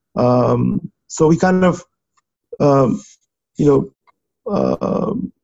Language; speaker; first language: English; non-native, fluent; Turkish